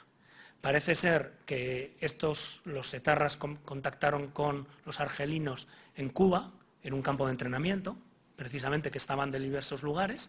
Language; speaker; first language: Spanish; native; Spanish